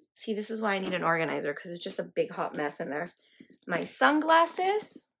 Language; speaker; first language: English; native; English